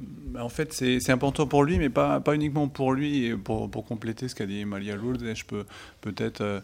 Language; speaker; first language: French; native; French